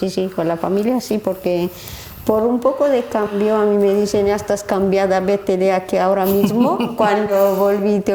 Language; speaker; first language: Spanish; non-native, learner; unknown